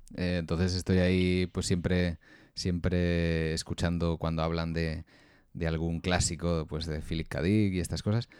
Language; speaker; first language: Spanish; native; Spanish